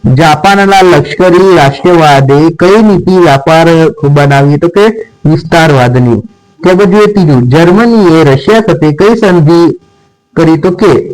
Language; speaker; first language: Gujarati; non-native, local second language; Marathi